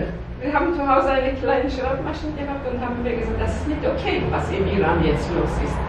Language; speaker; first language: German; non-native, learner; Persian